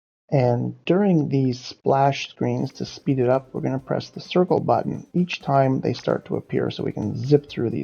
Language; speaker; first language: English; native; English